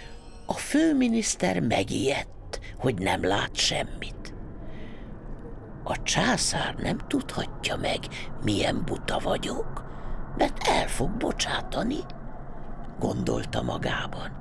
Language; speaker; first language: Hungarian; native; Hungarian